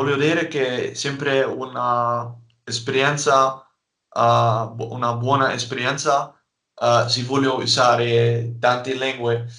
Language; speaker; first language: Italian; non-native, learner; Dutch